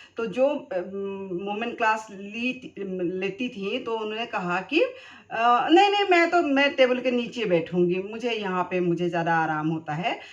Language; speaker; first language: Hindi; non-native, local second language; Assamese